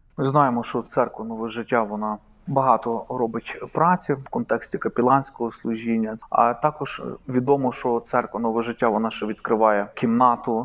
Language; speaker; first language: Ukrainian; native; Ukrainian